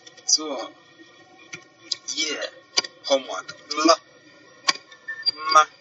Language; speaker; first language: Chinese; non-native, fluent; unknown